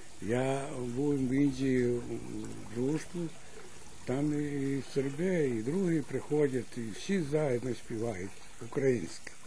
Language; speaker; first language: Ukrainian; early bilingual, heritage; Ukrainian